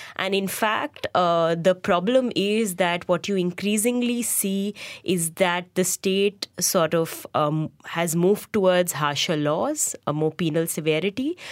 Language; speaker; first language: English; non-native, local second language; Hindi